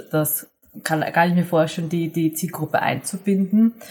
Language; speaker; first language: German; native; German